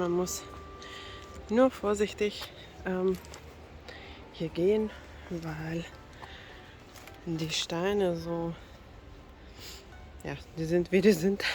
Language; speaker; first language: German; non-native, fluent; Finnish